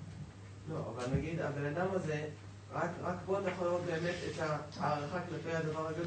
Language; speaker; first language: Hebrew; native; Hebrew